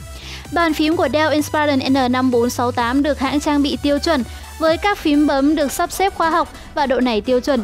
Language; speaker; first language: Vietnamese; native; Vietnamese